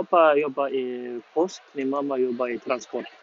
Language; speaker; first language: Swedish; non-native, learner; Uyghur